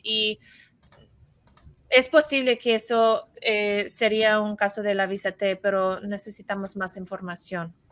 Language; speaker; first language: Spanish; non-native, fluent; English